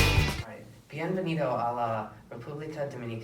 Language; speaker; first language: Spanish; non-native, learner; English